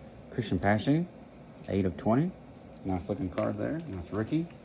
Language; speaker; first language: English; native; English